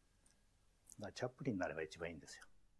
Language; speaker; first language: Japanese; native; Japanese